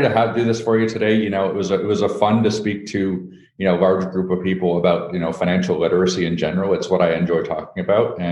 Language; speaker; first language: English; native; English